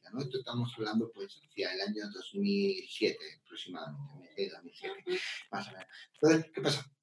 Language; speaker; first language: Spanish; native; Spanish